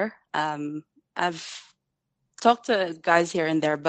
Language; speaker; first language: English; native; English